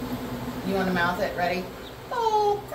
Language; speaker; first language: English; native; English